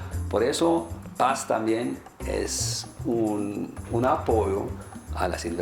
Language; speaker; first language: Spanish; non-native, fluent; German